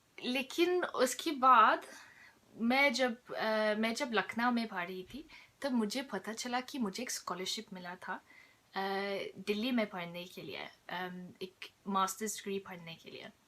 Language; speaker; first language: Hindi; non-native, fluent; English